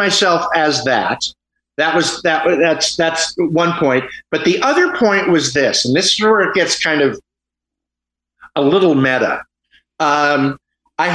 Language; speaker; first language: English; native; English